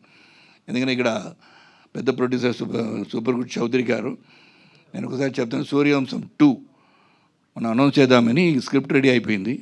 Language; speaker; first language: Telugu; non-native, fluent; Tamil